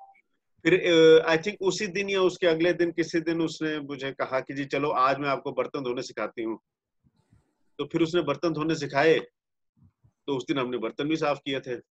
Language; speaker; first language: Hindi; native; Hindi